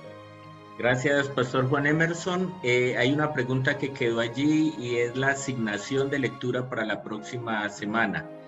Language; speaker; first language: Spanish; native; Spanish